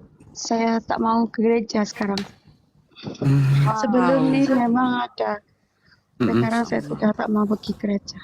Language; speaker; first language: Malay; non-native, local second language; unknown